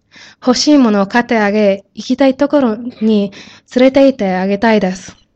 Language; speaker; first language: Japanese; non-native, learner; English